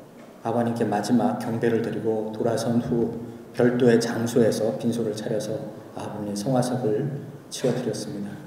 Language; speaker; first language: Korean; native; Korean